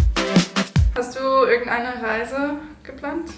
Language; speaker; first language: German; non-native, learner; English